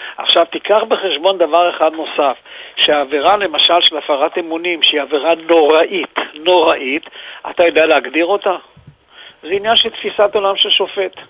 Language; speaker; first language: Hebrew; native; Hebrew